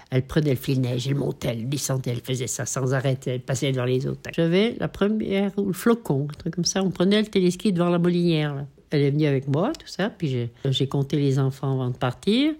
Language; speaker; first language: French; native; French